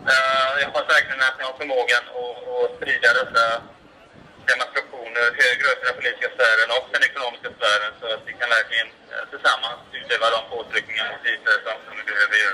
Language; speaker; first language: Swedish; native; Swedish